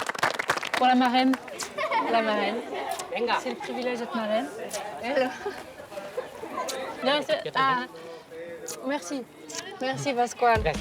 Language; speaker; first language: French; native; French